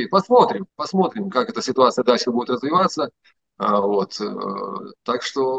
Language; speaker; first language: Russian; native; Russian